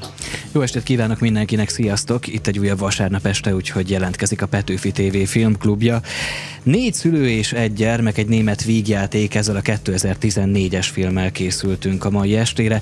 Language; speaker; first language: Hungarian; native; Hungarian